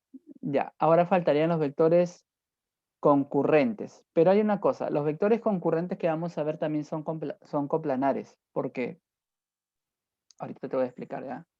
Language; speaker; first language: Spanish; native; Spanish